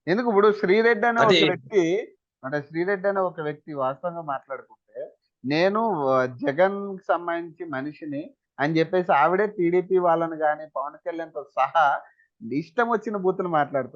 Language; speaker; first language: Telugu; native; Telugu